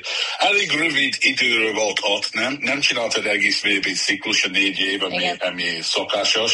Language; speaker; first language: Hungarian; early bilingual, heritage; Hungarian